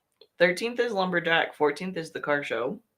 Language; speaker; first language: English; native; English